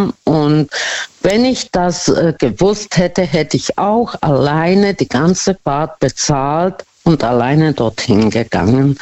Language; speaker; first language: German; non-native, fluent; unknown